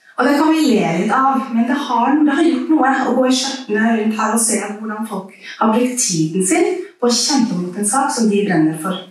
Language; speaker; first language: Norwegian; early bilingual, other home language; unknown